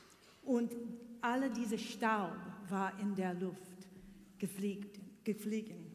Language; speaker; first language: German; non-native, learner; English